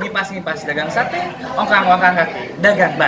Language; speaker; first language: Indonesian; native; Indonesian